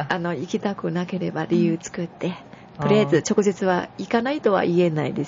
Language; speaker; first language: Japanese; non-native, fluent; Chinese